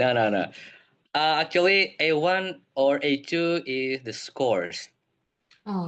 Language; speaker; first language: English; non-native, learner; Indonesian